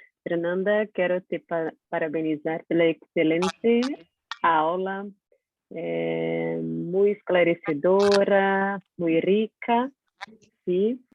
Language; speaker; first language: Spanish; non-native, learner; Portuguese